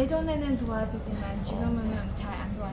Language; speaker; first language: Korean; non-native, learner; Burmese